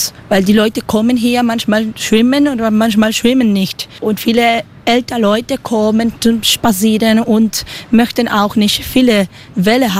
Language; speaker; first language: German; non-native, learner; Spanish